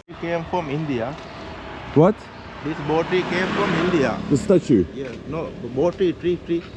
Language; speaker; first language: English; non-native, local second language; Sinhala